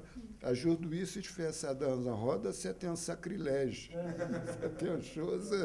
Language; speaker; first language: French; non-native, fluent; Portuguese